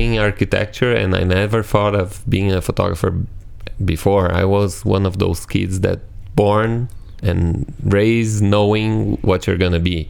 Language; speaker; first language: English; non-native, fluent; Portuguese